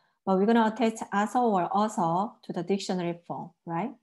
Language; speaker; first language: English; non-native, fluent; Korean